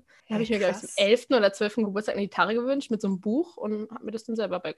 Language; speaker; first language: German; native; German